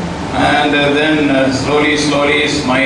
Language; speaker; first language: English; non-native, local second language; Telugu